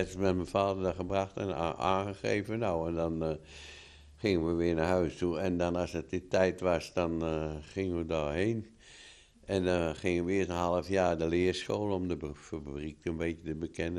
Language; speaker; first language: Dutch; native; Dutch